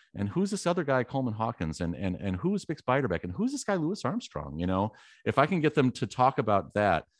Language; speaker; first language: English; native; English